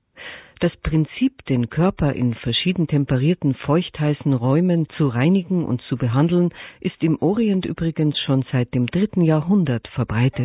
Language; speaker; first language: German; native; German